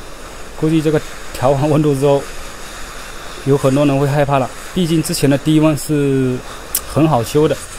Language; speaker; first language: Chinese; native; Chinese